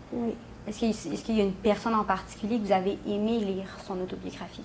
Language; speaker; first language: French; native; French